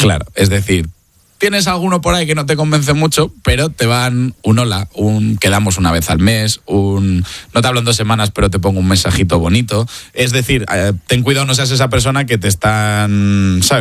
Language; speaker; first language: Spanish; native; Spanish